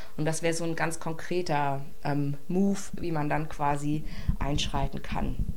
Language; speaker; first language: German; native; German